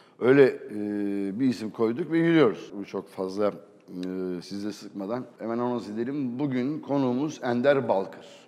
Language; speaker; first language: Turkish; native; Turkish